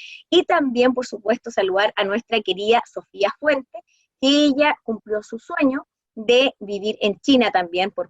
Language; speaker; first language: Spanish; native; Spanish